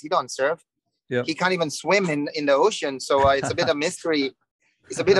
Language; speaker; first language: English; non-native, fluent; Indonesian